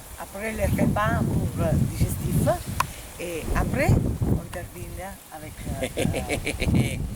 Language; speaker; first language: French; non-native, fluent; Italian